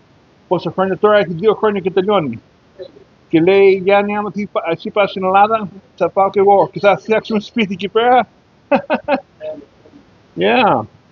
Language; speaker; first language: Greek; early bilingual, heritage; Greek